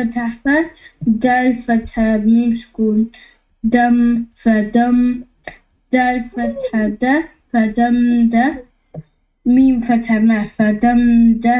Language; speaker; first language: Arabic; non-native, learner; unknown